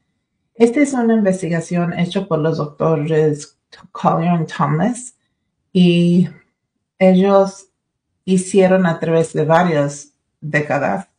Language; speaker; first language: Spanish; early bilingual, other home language; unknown